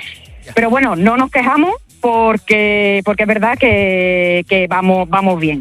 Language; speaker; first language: Spanish; native; Spanish